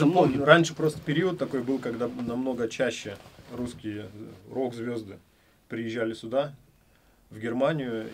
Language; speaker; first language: Russian; native; Russian